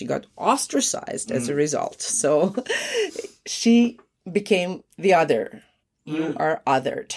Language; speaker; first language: English; non-native, fluent; Croatian